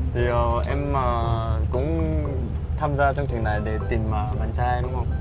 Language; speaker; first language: Vietnamese; non-native, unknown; Korean